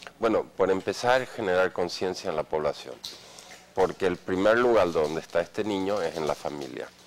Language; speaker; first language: Spanish; non-native, fluent; Swedish